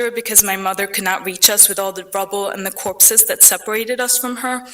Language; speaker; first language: English; early bilingual, other home language; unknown